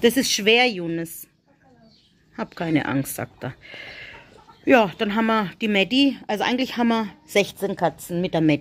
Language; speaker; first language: German; native; German